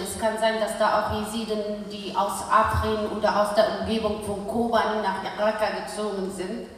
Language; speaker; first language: German; early bilingual, other home language; Kurdish